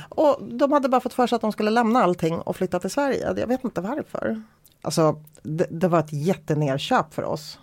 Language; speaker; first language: Swedish; early bilingual, other home language; Polish